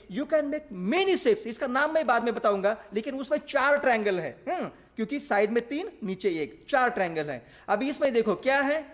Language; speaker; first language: Hindi; non-native, local second language; Marathi